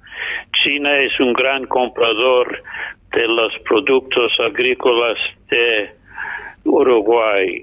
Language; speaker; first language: Spanish; non-native, fluent; English